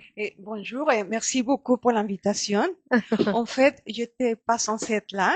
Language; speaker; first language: French; non-native, fluent; Spanish